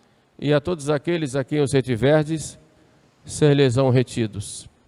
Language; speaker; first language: Portuguese; native; Portuguese